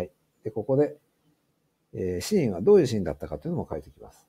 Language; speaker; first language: Japanese; native; Japanese